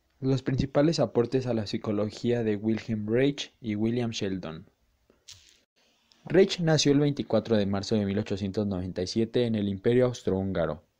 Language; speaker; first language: Spanish; native; Spanish